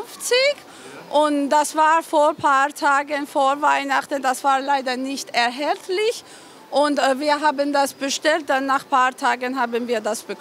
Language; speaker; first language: German; non-native, learner; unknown